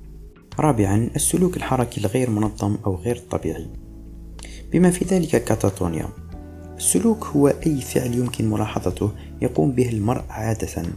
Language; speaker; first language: Arabic; native; Arabic